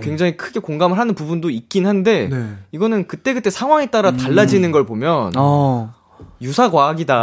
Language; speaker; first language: Korean; native; Korean